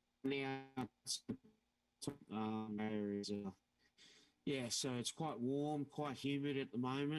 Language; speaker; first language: English; native; English